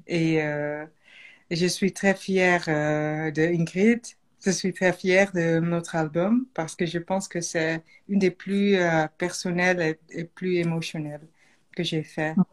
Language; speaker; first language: French; non-native, learner; Dutch